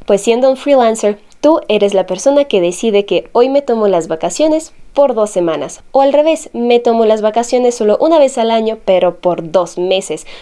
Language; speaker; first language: Spanish; non-native, fluent; Latvian